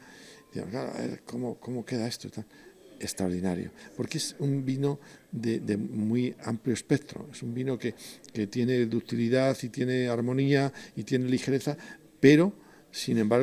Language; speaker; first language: Spanish; native; Spanish